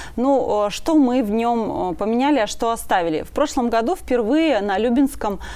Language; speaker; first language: Russian; native; Russian